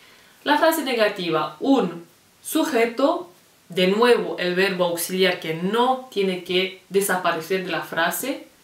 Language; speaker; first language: Spanish; non-native, fluent; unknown